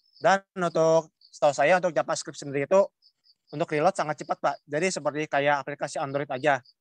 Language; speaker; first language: Indonesian; native; Indonesian